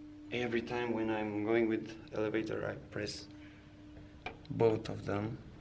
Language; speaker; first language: English; non-native, learner; Romanian